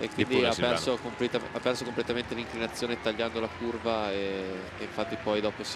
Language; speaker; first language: Italian; native; Italian